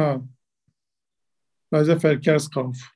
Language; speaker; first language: German; non-native, learner; Turkish